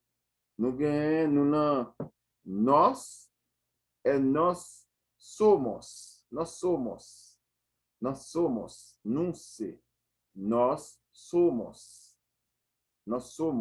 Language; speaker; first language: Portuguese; non-native, fluent; Haitian Creole